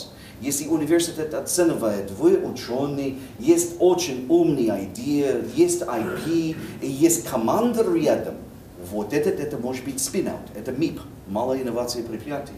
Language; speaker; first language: Russian; non-native, fluent; English